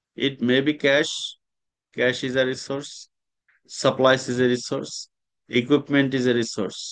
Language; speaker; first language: English; non-native, local second language; Bangla